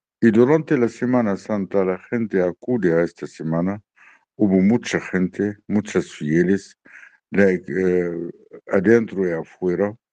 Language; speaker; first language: Spanish; non-native, learner; Arabic